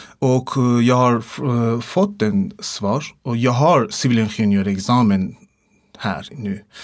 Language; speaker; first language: Swedish; non-native, learner; Persian